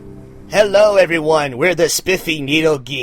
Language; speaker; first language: English; native; English